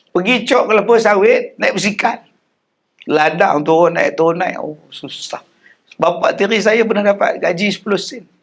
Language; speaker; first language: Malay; native; Malay